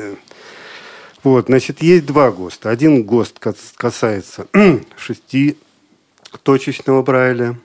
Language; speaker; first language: Russian; native; Russian